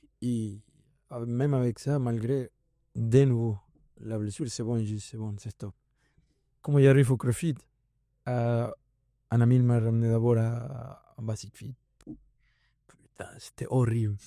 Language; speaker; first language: French; non-native, fluent; Spanish